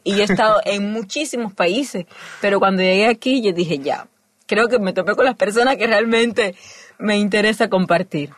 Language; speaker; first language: Spanish; native; Spanish